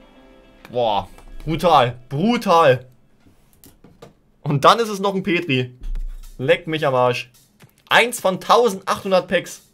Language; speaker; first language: German; native; German